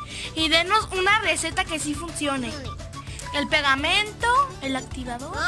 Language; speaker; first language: Spanish; native; Spanish